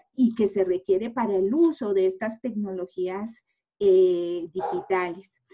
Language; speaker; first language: Spanish; native; Spanish